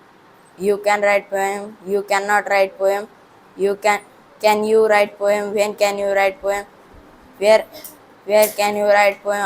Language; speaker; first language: English; non-native, learner; Marathi